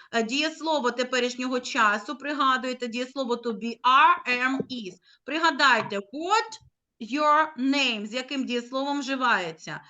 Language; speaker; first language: Ukrainian; native; Ukrainian